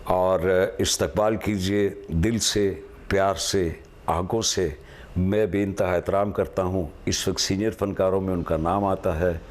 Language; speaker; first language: Urdu; non-native, local second language; Punjabi